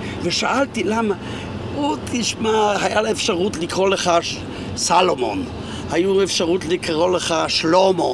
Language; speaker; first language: Hebrew; non-native, fluent; Polish